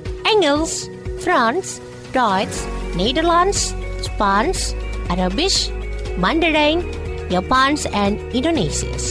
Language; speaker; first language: Dutch; non-native, fluent; Indonesian